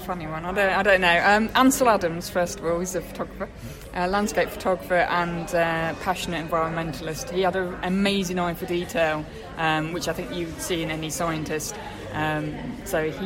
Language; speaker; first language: English; native; English